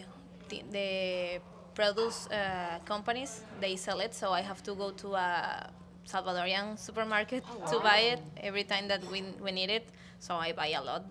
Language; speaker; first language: English; non-native, learner; Spanish